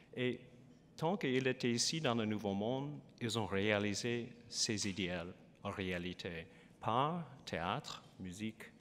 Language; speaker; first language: French; non-native, learner; English